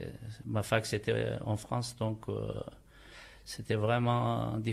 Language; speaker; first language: French; non-native, fluent; Turkish